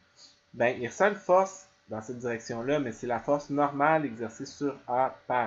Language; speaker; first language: French; native; French